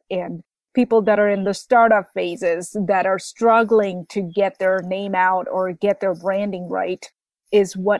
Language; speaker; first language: English; non-native, local second language; Bangla